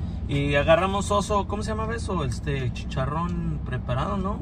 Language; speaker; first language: Spanish; early bilingual, heritage; Spanish